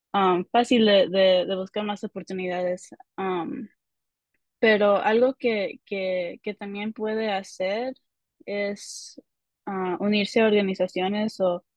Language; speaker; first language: Spanish; early bilingual, heritage; Spanish